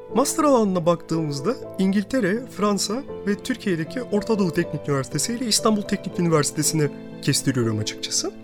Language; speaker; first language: Turkish; early bilingual, other home language; Russian